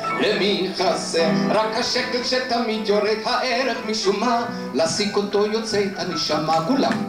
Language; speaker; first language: Hebrew; non-native, fluent; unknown